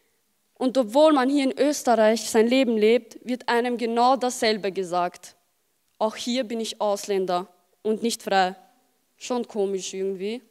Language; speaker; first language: German; early bilingual, other home language; Albanian